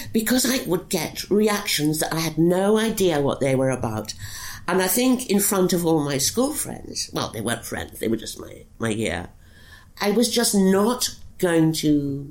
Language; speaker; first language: English; native; English